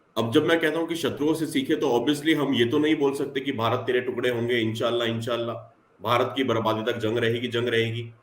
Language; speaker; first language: Hindi; native; Hindi